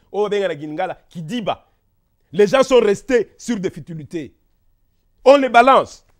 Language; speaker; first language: French; non-native, local second language; Kongo